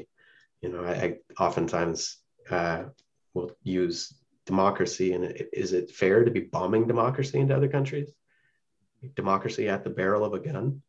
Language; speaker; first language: English; native; English